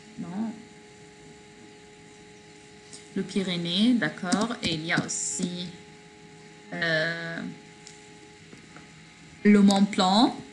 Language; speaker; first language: French; non-native, fluent; Arabic